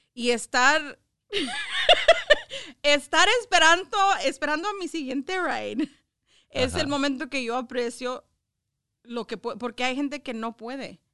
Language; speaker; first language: Spanish; early bilingual, heritage; Spanish